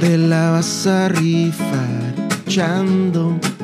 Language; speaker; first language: Spanish; early bilingual, heritage; Spanish